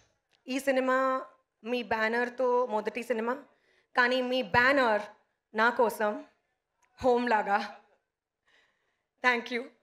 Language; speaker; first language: Telugu; non-native, local second language; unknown